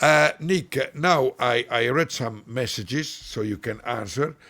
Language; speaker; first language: English; non-native, learner; Italian